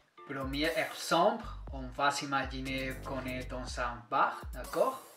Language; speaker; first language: French; non-native, fluent; Spanish